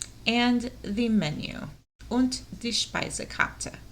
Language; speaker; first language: German; non-native, learner; English